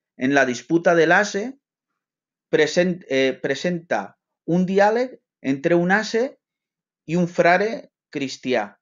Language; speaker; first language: Catalan; non-native, local second language; Spanish